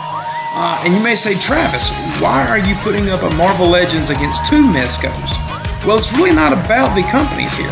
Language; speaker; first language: English; native; English